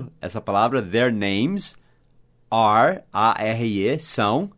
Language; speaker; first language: Portuguese; non-native, fluent; English